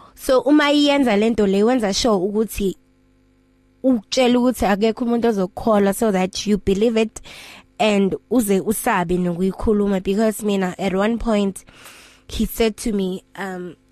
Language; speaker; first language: Zulu; native; Zulu